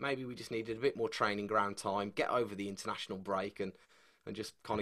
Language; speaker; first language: English; native; English